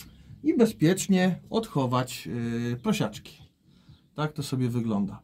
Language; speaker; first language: Polish; native; Polish